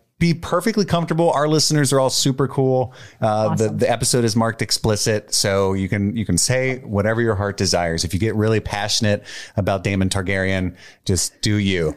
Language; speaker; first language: English; native; English